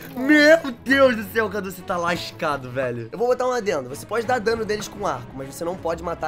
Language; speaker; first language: Portuguese; native; Portuguese